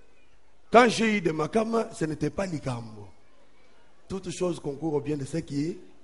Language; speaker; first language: French; non-native, local second language; Lingala